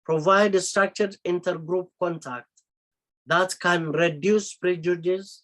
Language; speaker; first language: English; non-native, local second language; Amharic